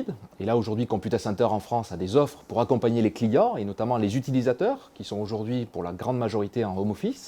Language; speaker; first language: French; native; French